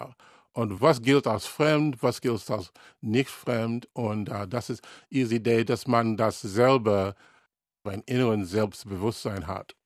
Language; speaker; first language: German; non-native, learner; English